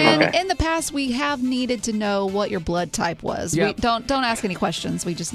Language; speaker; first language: English; native; English